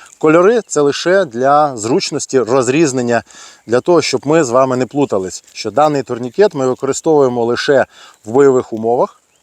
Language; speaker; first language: Ukrainian; native; Ukrainian